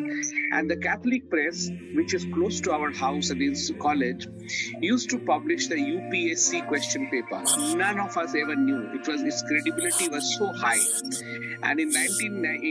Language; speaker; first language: English; non-native, local second language; Bangla